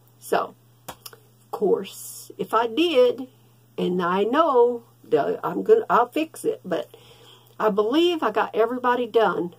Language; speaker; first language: English; native; English